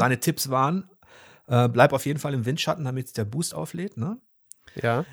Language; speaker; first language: German; native; German